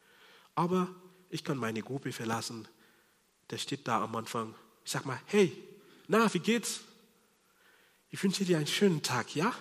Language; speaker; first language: German; non-native, fluent; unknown